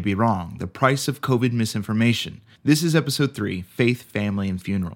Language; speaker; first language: English; native; English